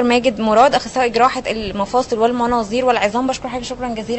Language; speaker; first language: Arabic; native; Arabic